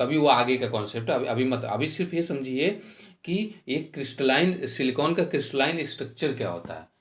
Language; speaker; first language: Hindi; native; Hindi